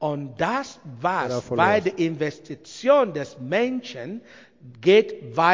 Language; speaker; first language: German; non-native, learner; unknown